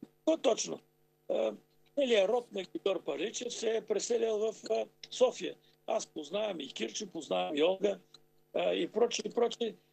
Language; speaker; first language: Bulgarian; native; Bulgarian